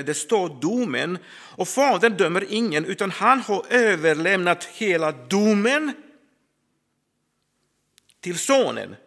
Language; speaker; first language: Swedish; non-native, fluent; Croatian